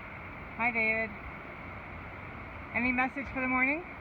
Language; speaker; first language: English; non-native, fluent; German